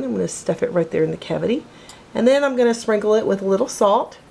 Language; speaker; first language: English; native; English